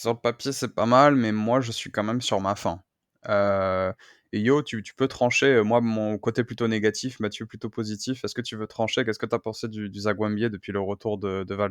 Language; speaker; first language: French; native; French